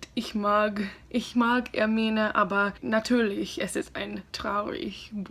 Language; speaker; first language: German; non-native, learner; English